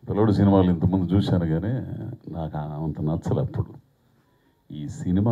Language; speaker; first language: Telugu; native; Telugu